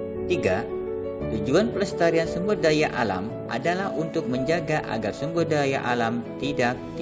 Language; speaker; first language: Indonesian; native; Indonesian